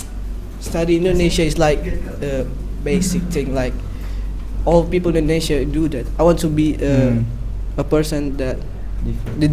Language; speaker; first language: English; non-native, learner; Indonesian